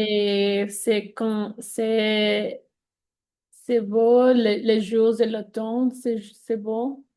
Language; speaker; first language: French; non-native, learner; Spanish